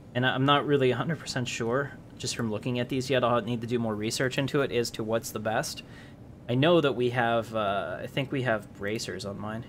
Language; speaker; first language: English; native; English